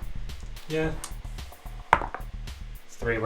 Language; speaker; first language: English; native; English